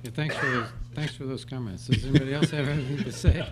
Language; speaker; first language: English; native; English